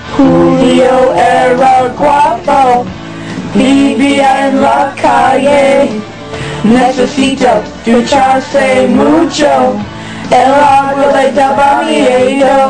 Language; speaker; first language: Spanish; non-native, learner; English